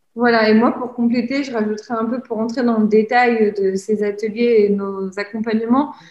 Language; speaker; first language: French; native; French